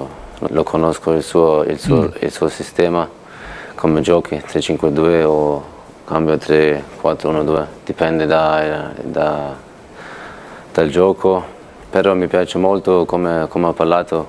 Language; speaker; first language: Italian; non-native, fluent; Turkish